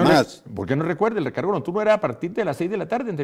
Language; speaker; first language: Spanish; native; Spanish